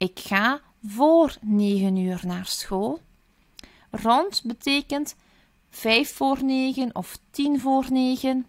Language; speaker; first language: Dutch; early bilingual, other home language; Turkish